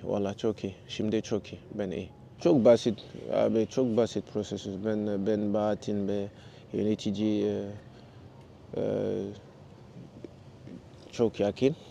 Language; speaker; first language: Turkish; non-native, learner; French